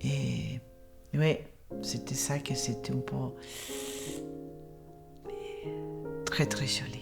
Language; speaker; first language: French; non-native, learner; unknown